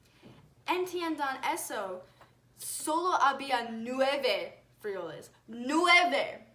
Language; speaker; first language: Spanish; non-native, learner; English